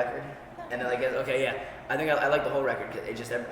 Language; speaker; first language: English; native; English